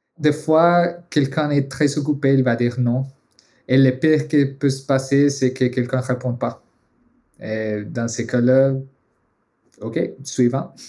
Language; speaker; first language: French; non-native, fluent; Spanish